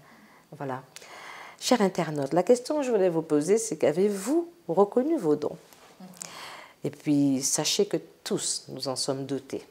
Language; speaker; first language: French; native; French